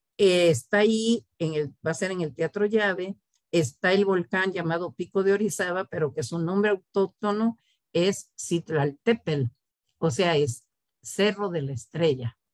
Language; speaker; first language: Spanish; native; Spanish